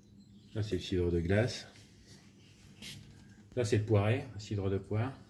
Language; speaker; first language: French; native; French